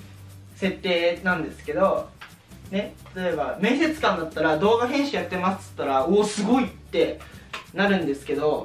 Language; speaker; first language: Japanese; native; Japanese